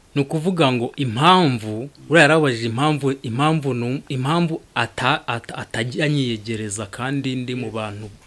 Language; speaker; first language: Kinyarwanda; early bilingual, heritage; Kinyarwanda